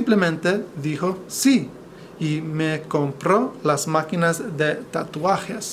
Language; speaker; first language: Spanish; non-native, fluent; English